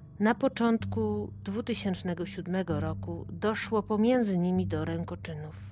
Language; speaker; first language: Polish; native; Polish